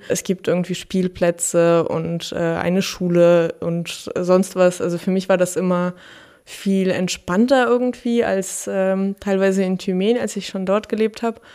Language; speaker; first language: German; early bilingual, other home language; Russian